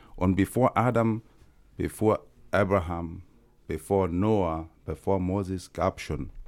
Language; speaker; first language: German; non-native, fluent; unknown